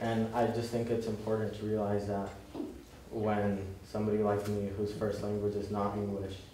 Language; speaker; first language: English; early bilingual, other home language; Spanish